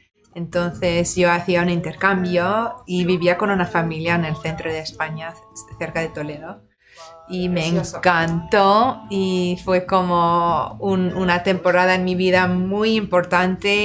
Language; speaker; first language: Spanish; non-native, fluent; English